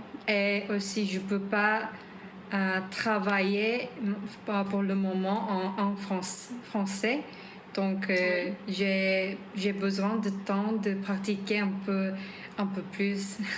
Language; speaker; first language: French; non-native, learner; Korean